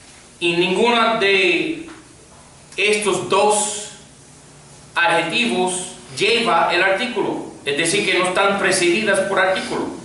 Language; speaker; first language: Spanish; non-native, fluent; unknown